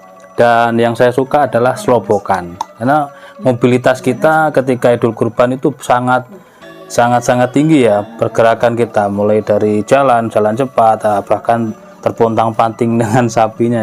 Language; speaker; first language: Indonesian; native; Indonesian